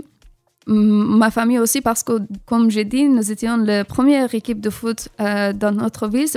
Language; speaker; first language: French; non-native, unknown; Persian